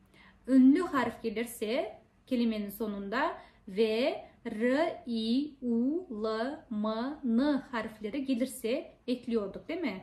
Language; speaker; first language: Turkish; non-native, fluent; Kazakh